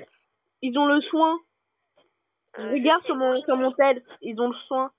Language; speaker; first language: French; native; French